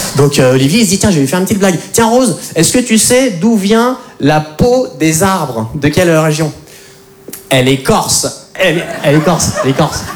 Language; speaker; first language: French; native; French